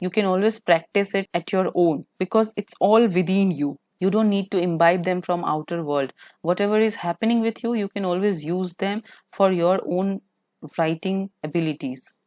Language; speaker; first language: English; non-native, local second language; Hindi